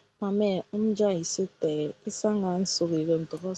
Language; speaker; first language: Korean; non-native, learner; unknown